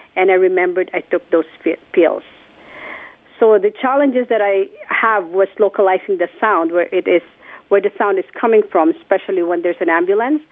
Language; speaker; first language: English; non-native, local second language; Filipino